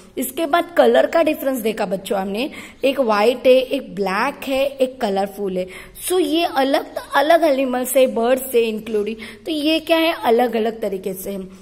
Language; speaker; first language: Hindi; non-native, local second language; Marathi